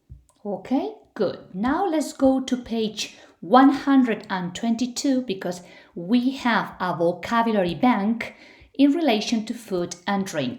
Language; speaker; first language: English; non-native, fluent; Spanish